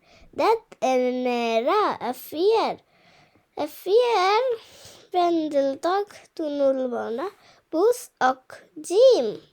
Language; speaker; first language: Swedish; non-native, fluent; Bangla